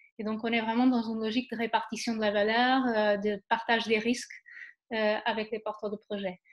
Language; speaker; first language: French; non-native, fluent; Portuguese